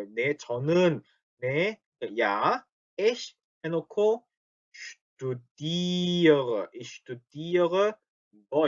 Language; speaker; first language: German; non-native, fluent; Korean